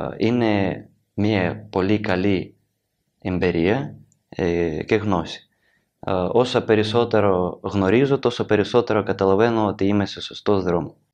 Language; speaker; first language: Greek; non-native, learner; Ukrainian